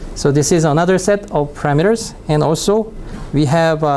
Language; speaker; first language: English; non-native, fluent; Korean